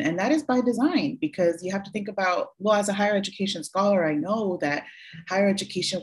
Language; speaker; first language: English; early bilingual, other home language; Spanish